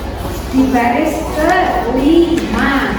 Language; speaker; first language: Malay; non-native, local second language; Javanese